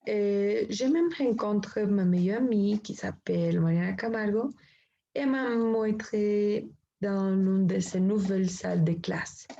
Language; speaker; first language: French; non-native, learner; Spanish